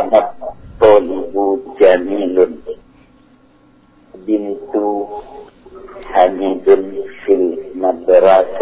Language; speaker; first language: Arabic; non-native, learner; Indonesian